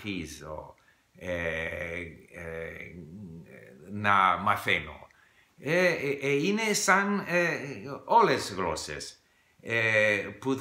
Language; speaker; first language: Greek; non-native, learner; English